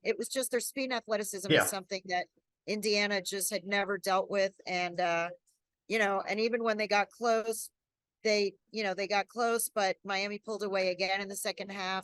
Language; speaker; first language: English; native; English